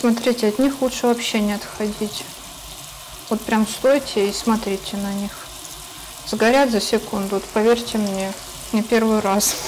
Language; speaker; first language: Russian; native; Russian